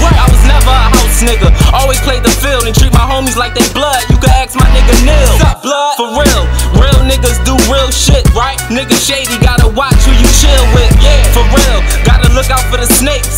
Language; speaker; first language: English; native; English